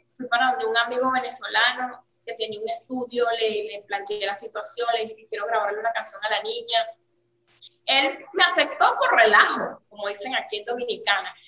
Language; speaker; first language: Spanish; native; Spanish